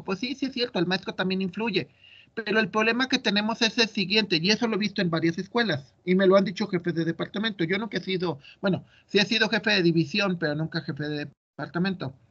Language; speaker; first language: Spanish; native; Spanish